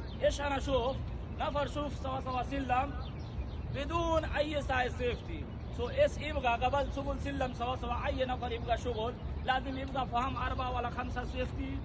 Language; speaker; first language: Arabic; non-native, learner; Hindi